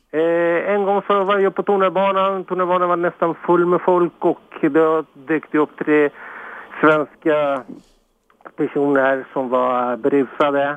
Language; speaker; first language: Swedish; non-native, fluent; Spanish